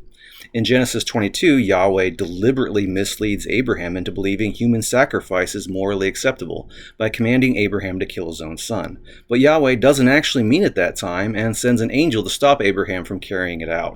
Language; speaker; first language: English; native; English